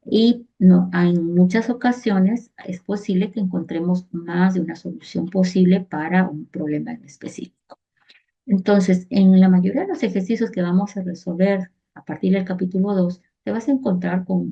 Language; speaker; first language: Spanish; native; Spanish